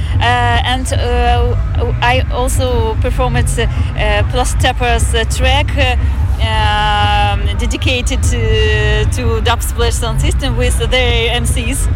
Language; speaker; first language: English; non-native, fluent; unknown